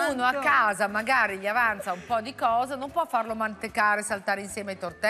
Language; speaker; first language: Italian; native; Italian